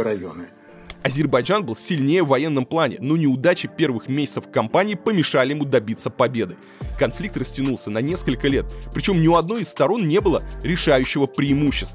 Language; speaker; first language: Russian; native; Russian